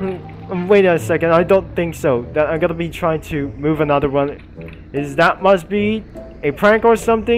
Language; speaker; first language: English; non-native, learner; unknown